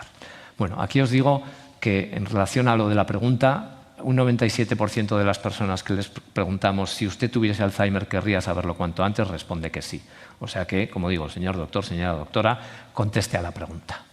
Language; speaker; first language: Spanish; native; Spanish